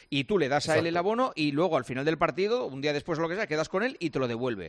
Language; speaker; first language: Spanish; native; Spanish